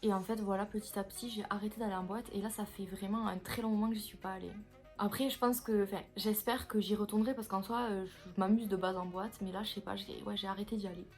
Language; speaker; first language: French; native; French